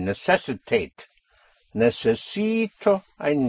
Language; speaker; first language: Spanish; non-native, fluent; English